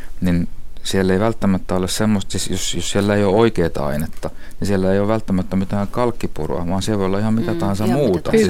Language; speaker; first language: Finnish; native; Finnish